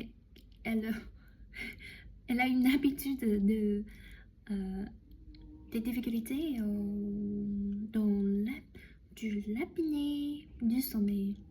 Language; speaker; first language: French; non-native, learner; Chinese